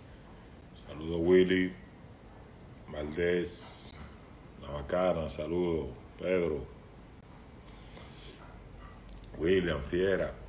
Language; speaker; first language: Spanish; native; Spanish